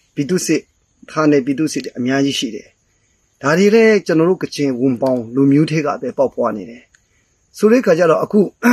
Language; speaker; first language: Burmese; non-native, local second language; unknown